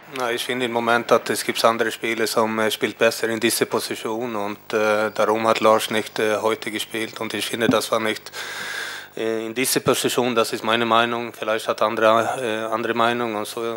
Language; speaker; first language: German; non-native, learner; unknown